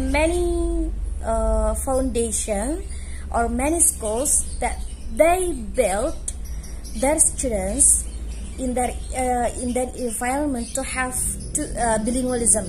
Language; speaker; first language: English; non-native, learner; Javanese